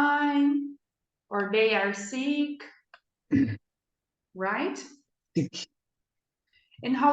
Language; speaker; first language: English; non-native, fluent; Portuguese